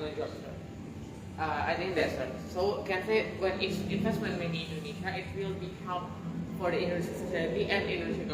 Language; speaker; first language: English; non-native, learner; Indonesian